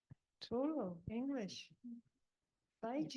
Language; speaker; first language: English; native; English